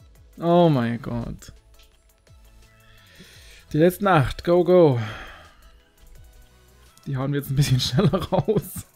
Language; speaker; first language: German; native; German